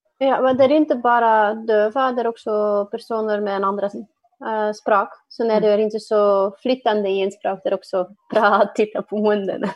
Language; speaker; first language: Swedish; non-native, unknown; Dutch